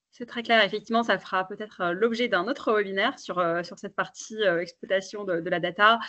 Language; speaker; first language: French; native; French